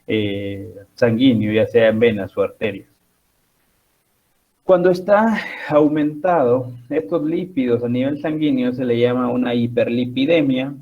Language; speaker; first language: Spanish; native; Spanish